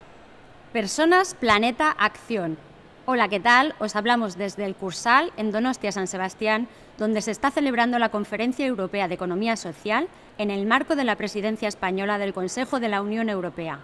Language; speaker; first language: Spanish; native; Spanish